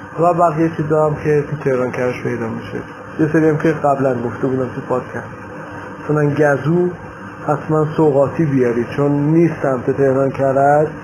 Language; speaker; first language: Persian; native; Persian